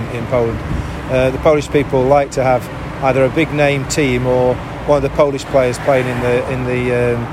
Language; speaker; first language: English; native; English